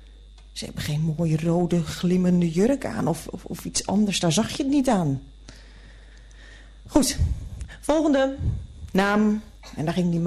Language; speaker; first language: Dutch; native; Dutch